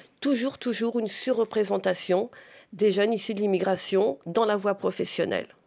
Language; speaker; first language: French; native; French